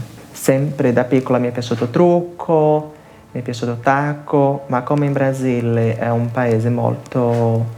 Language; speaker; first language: Italian; non-native, fluent; Portuguese